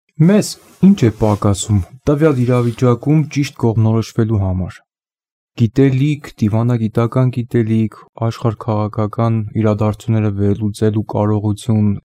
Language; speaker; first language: Armenian; native; Armenian